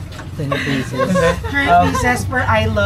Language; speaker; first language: English; non-native, local second language; Filipino